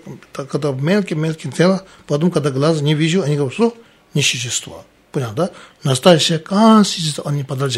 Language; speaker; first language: Russian; non-native, learner; Tibetan